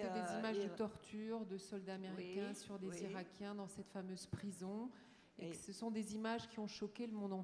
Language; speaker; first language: French; native; French